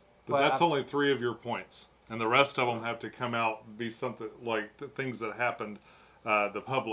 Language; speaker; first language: English; native; English